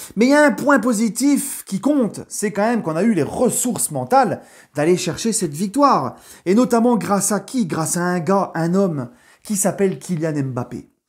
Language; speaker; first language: French; native; French